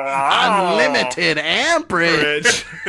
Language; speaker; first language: English; native; English